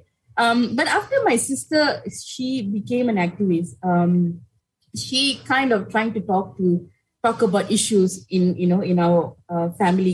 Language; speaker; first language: English; non-native, local second language; Tamil